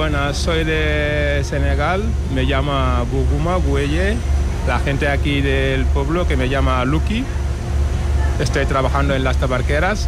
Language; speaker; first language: Spanish; non-native, fluent; Wolof